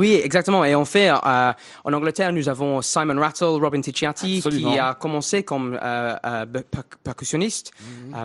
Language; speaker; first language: French; non-native, fluent; English